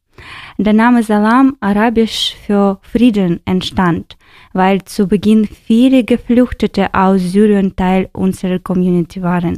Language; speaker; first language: German; non-native, fluent; Ukrainian